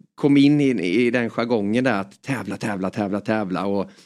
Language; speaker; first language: Swedish; native; Swedish